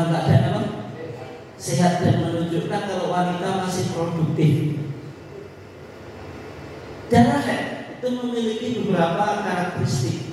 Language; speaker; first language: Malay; non-native, local second language; Javanese